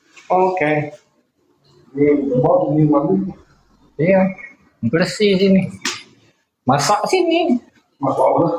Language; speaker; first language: Indonesian; non-native, learner; Vietnamese